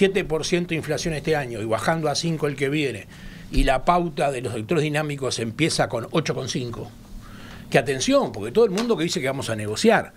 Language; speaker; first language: Spanish; native; Spanish